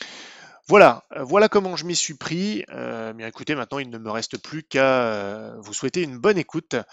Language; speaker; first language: French; native; French